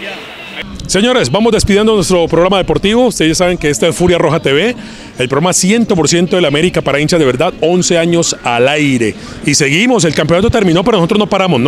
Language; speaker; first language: Spanish; native; Spanish